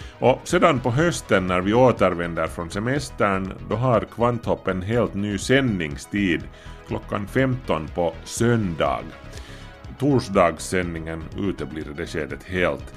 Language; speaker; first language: Swedish; native; Swedish